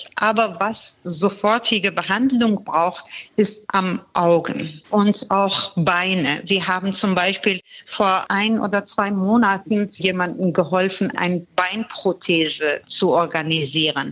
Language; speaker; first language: German; non-native, fluent; Persian